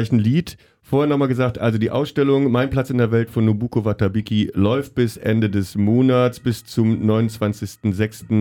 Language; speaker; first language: German; native; German